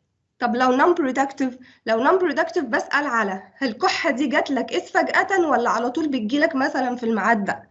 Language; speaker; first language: Arabic; native; Arabic